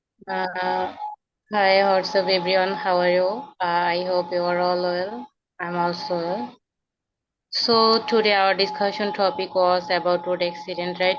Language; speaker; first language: English; non-native, local second language; Bangla